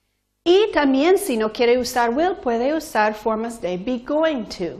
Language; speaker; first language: Spanish; non-native, fluent; English